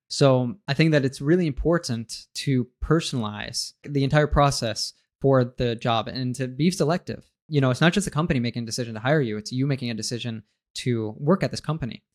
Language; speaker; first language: English; native; English